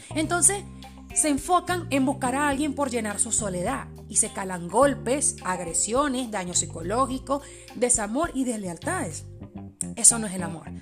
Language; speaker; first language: Spanish; early bilingual, other home language; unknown